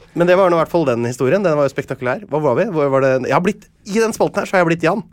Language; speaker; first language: Norwegian; native; Norwegian